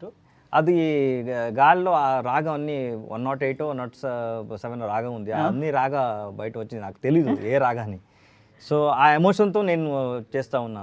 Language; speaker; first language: Telugu; non-native, learner; Kannada